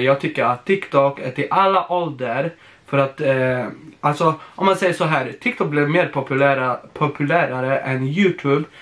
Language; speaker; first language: Swedish; non-native, fluent; Polish